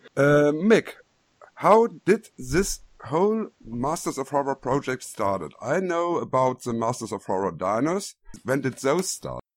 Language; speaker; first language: English; non-native, fluent; German